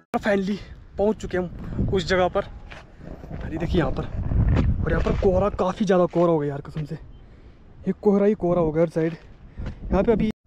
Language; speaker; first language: Hindi; native; Hindi